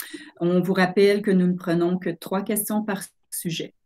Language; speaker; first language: French; native; French